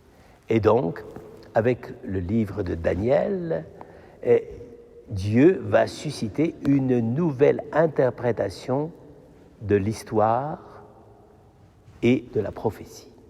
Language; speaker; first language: French; native; French